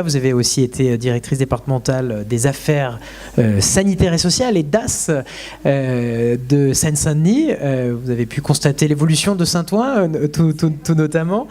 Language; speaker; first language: French; native; French